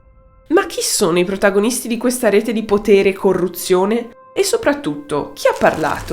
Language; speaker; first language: Italian; native; Italian